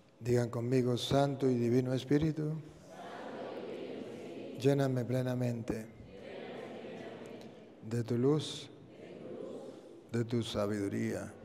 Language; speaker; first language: Spanish; native; Spanish